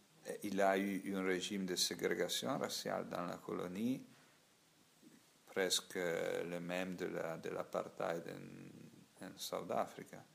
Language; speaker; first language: French; non-native, learner; Italian